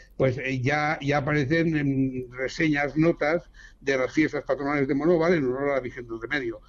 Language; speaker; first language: Spanish; native; Spanish